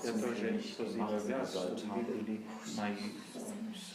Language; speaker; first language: Slovak; non-native, learner; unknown